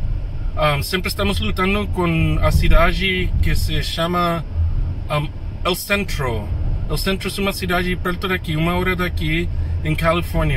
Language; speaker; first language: Portuguese; non-native, learner; English